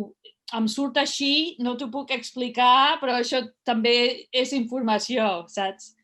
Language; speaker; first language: Catalan; non-native, fluent; English